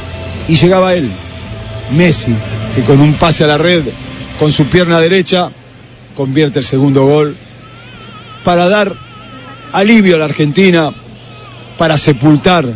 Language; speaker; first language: Spanish; native; Spanish